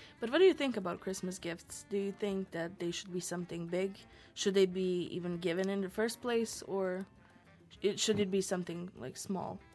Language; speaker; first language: English; non-native, fluent; Croatian